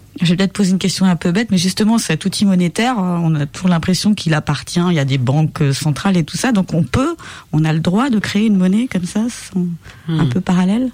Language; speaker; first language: French; native; French